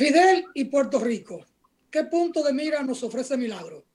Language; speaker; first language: Spanish; native; Spanish